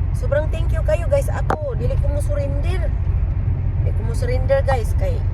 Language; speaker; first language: Filipino; non-native, local second language; Cebuano